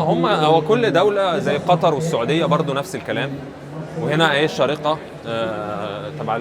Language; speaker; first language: Arabic; native; Arabic